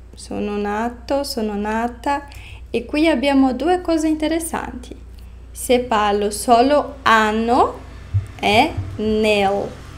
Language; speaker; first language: Italian; non-native, fluent; Portuguese